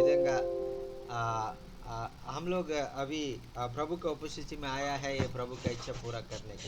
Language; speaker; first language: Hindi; non-native, local second language; Telugu